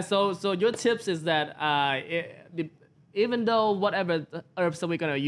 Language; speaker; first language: English; non-native, fluent; Vietnamese